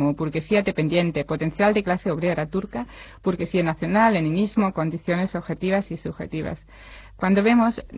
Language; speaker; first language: Spanish; non-native, fluent; German